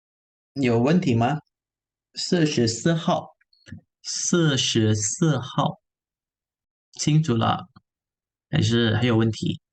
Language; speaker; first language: Chinese; non-native, fluent; Indonesian